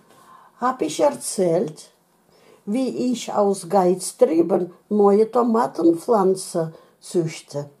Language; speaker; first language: German; non-native, fluent; Russian